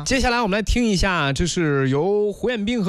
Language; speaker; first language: Chinese; native; Chinese